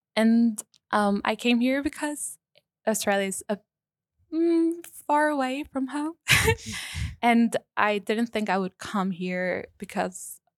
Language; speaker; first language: English; non-native, fluent; Spanish